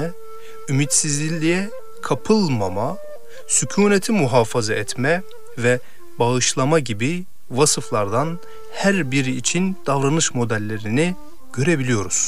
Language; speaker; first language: Turkish; native; Turkish